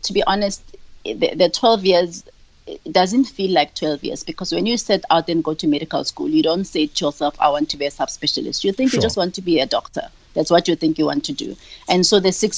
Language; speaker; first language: English; non-native, local second language; Tswana